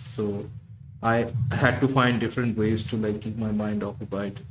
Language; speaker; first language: English; non-native, local second language; Bangla